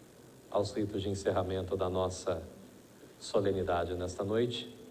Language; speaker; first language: Portuguese; native; Portuguese